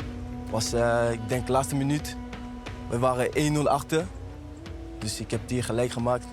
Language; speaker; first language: Dutch; non-native, learner; French